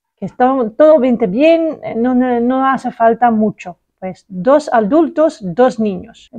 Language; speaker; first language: Spanish; non-native, learner; Dutch